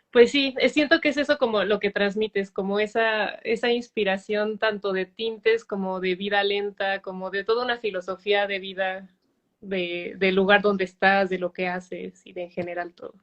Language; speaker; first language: Spanish; native; Spanish